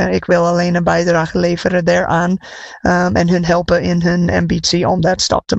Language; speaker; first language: Dutch; non-native, fluent; English